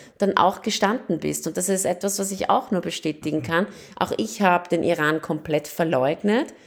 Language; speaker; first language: German; early bilingual, other home language; Persian